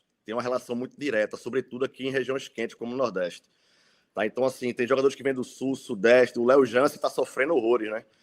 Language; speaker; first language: Portuguese; native; Portuguese